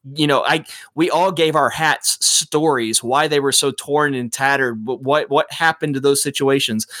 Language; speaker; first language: English; native; English